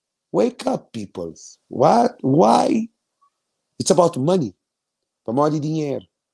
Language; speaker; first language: English; non-native, learner; Kabuverdianu